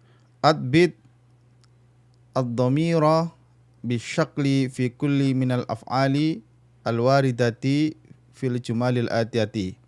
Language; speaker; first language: Arabic; non-native, fluent; Indonesian